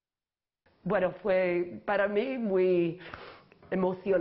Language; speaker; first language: Spanish; non-native, learner; English